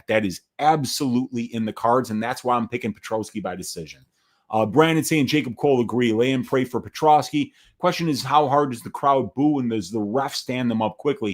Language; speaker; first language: English; native; English